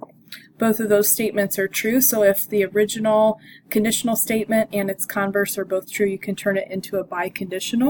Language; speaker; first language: English; native; English